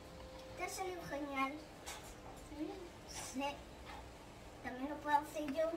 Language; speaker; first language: Spanish; early bilingual, other home language; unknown